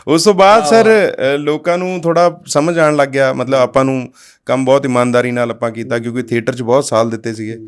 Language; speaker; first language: Punjabi; non-native, local second language; Hindi